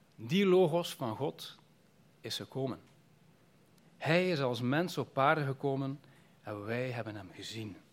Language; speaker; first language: Dutch; native; Dutch